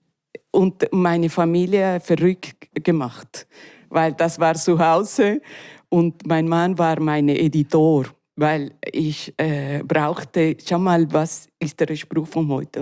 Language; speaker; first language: German; non-native, learner; Spanish